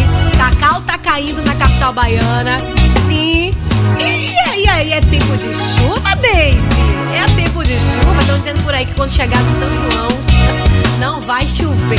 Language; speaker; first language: Portuguese; native; Portuguese